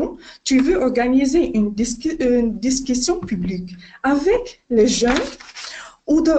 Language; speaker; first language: French; non-native, learner; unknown